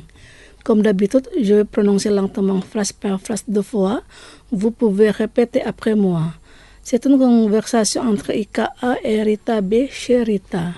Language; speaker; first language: French; non-native, fluent; Indonesian